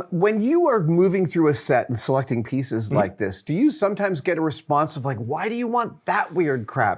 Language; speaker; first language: English; native; English